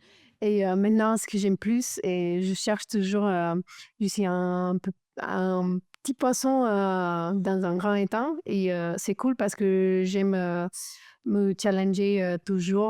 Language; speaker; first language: French; non-native, fluent; Romanian